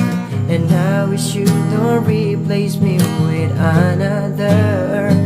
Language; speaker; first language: English; non-native, learner; Indonesian